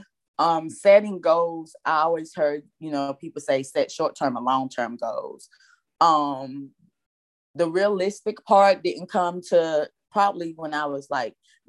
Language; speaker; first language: English; native; English